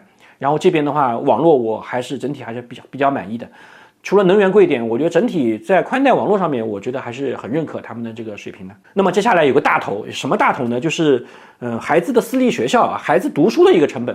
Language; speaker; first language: Chinese; native; Chinese